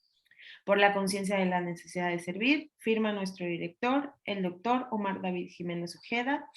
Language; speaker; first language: Spanish; native; Spanish